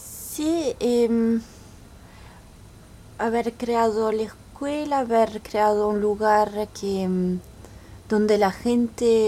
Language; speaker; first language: Spanish; early bilingual, heritage; French